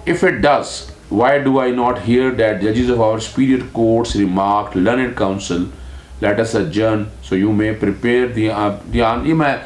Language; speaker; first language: English; non-native, local second language; Urdu